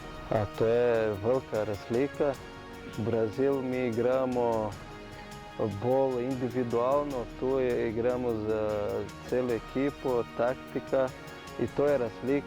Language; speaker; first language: Slovenian; non-native, learner; Portuguese